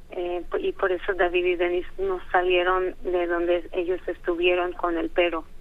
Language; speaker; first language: Spanish; early bilingual, heritage; Hebrew